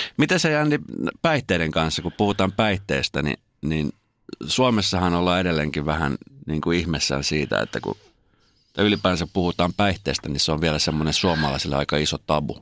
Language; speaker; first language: Finnish; native; Finnish